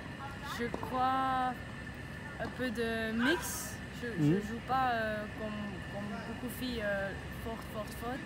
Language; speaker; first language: French; non-native, learner; Dutch